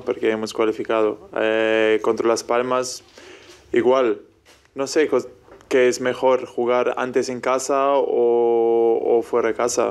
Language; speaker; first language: Spanish; non-native, fluent; German